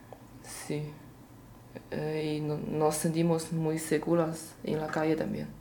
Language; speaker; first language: Spanish; non-native, learner; Chinese